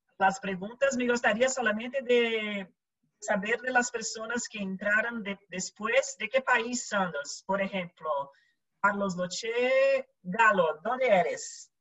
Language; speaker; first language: Portuguese; non-native, learner; Spanish